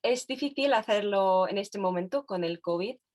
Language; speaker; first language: Spanish; non-native, fluent; English